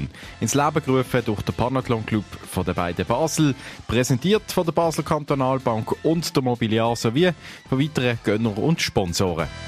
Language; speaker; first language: German; native; German